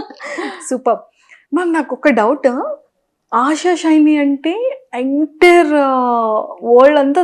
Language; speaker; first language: Telugu; native; Telugu